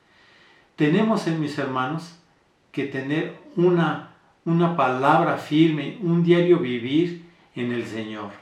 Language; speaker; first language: Spanish; native; Spanish